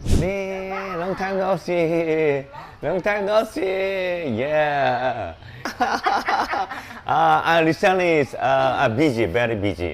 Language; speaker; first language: English; non-native, learner; Korean